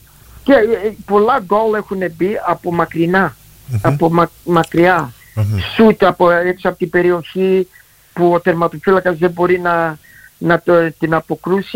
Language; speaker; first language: Greek; early bilingual, heritage; Greek